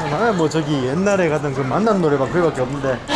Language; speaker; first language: Korean; native; Korean